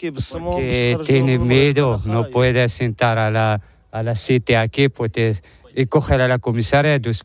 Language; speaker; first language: Spanish; non-native, learner; Arabic